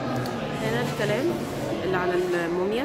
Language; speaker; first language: Arabic; native; Arabic